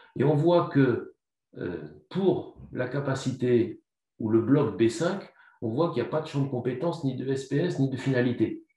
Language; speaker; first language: French; native; French